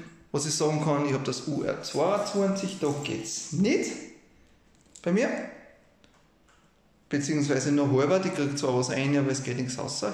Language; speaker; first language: German; native; German